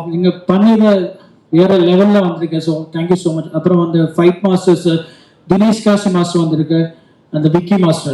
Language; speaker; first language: Tamil; non-native, learner; Malayalam